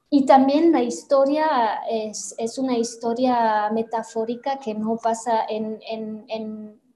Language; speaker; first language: Spanish; non-native, fluent; Romanian